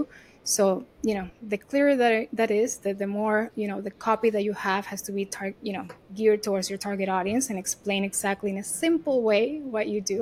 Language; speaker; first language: English; non-native, fluent; Spanish